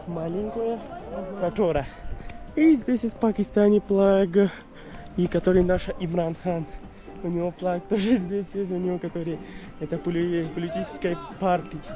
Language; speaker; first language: Russian; non-native, learner; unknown